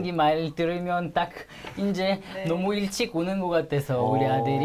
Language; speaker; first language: Korean; non-native, fluent; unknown